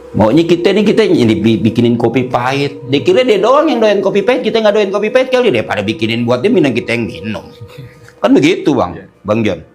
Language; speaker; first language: Indonesian; native; Indonesian